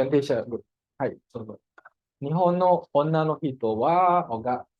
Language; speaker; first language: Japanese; non-native, fluent; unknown